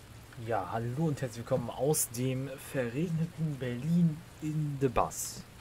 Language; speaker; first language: German; native; German